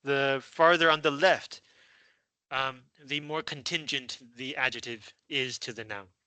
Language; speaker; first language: English; non-native, fluent; Chinese